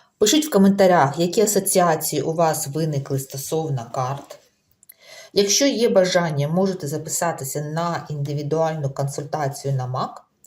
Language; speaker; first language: Ukrainian; non-native, local second language; Russian